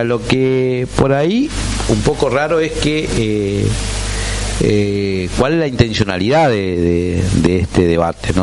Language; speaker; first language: Spanish; native; Spanish